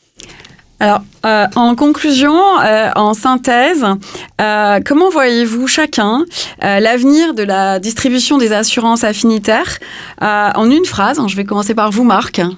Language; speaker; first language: French; native; French